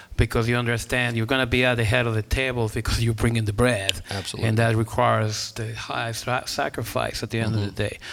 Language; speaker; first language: English; non-native, fluent; Spanish